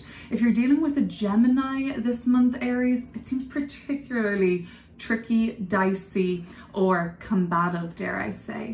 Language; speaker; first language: English; native; English